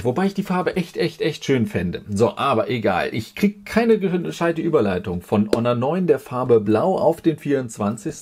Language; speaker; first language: German; native; German